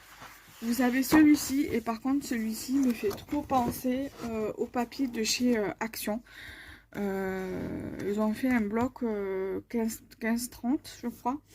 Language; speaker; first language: French; native; French